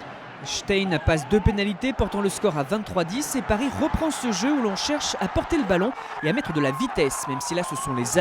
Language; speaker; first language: French; native; French